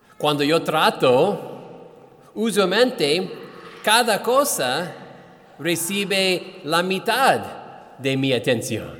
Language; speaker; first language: Spanish; non-native, fluent; English